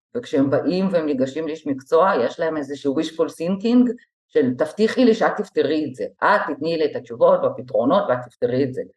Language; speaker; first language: Hebrew; native; Hebrew